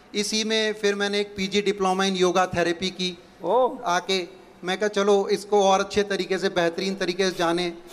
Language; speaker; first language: Hindi; native; Hindi